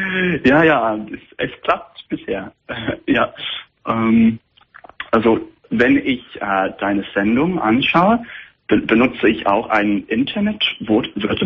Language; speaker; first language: German; non-native, fluent; English